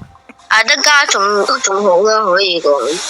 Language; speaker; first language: Chinese; early bilingual, heritage; Cantonese